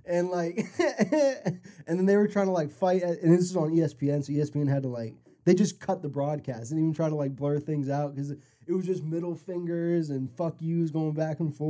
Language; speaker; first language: English; native; English